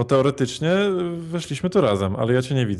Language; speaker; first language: Polish; native; Polish